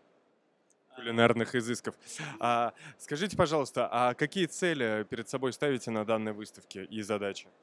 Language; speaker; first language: Russian; native; Russian